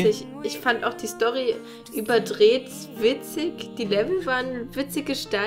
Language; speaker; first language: German; native; German